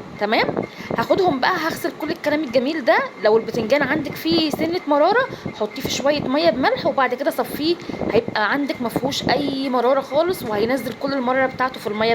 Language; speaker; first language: Arabic; native; Arabic